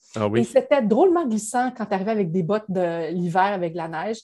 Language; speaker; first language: French; native; French